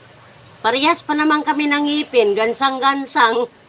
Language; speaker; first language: Filipino; native; Filipino